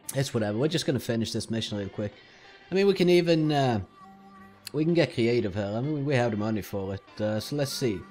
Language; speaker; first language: English; non-native, fluent; Norwegian